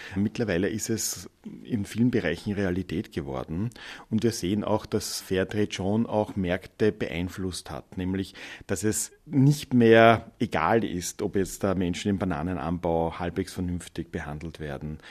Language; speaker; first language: German; native; German